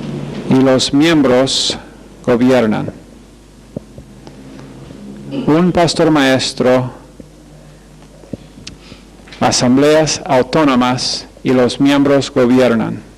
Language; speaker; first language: Spanish; non-native, fluent; English